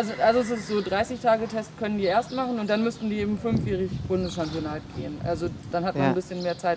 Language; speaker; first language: German; native; German